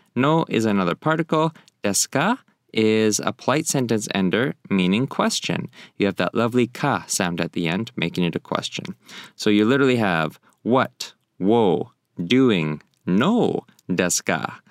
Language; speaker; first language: English; native; English